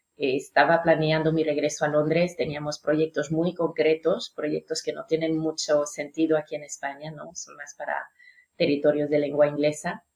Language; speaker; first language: Spanish; non-native, fluent; French